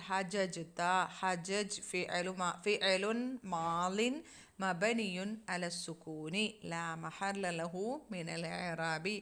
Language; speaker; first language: Arabic; non-native, fluent; Malayalam